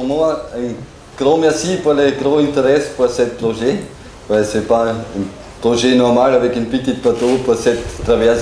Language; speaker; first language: French; non-native, learner; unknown